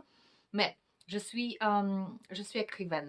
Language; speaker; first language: French; non-native, fluent; Polish